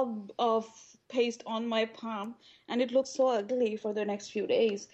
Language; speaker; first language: English; non-native, local second language; Urdu